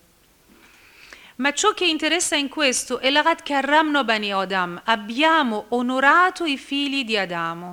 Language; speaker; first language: Italian; non-native, fluent; Persian